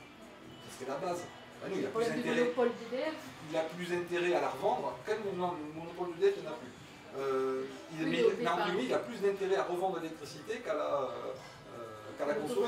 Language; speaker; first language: French; native; French